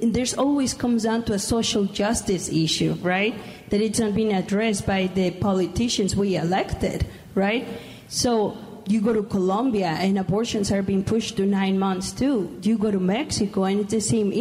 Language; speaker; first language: English; non-native, fluent; Spanish